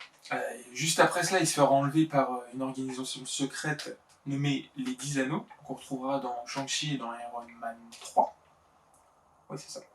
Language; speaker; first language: French; native; French